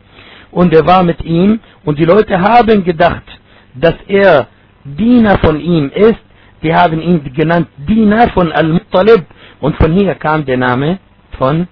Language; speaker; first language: German; non-native, fluent; Arabic